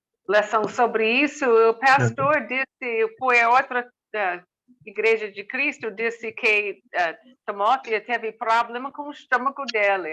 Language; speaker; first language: Portuguese; non-native, learner; English